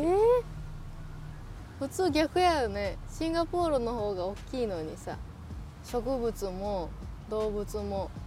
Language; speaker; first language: Japanese; non-native, learner; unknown